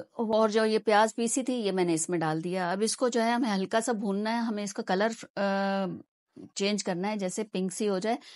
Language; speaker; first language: Hindi; native; Hindi